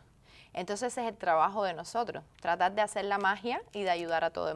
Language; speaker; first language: Spanish; native; Spanish